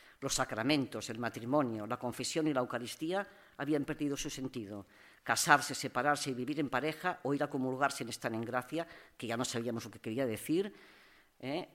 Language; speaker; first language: Spanish; non-native, local second language; Catalan